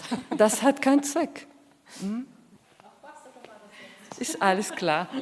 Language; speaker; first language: German; non-native, fluent; Spanish